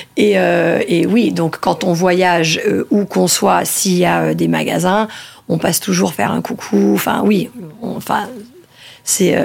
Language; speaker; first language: French; early bilingual, other home language; Italian